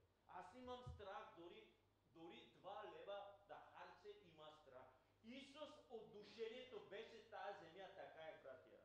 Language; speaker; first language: Bulgarian; non-native, learner; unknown